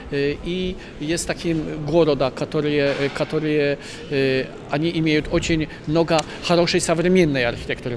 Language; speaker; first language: Russian; non-native, learner; Polish